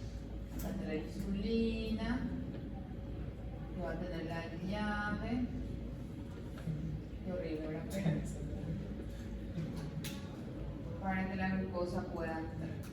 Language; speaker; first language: Spanish; native; Spanish